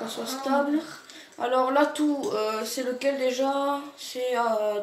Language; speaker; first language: French; native; French